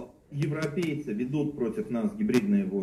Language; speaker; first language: Russian; native; Russian